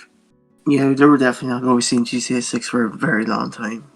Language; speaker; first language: English; native; English